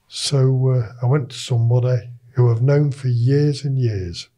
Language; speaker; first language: English; native; English